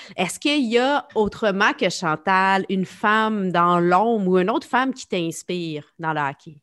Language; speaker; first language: French; native; French